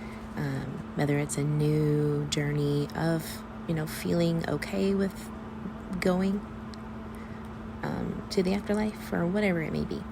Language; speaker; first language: English; native; English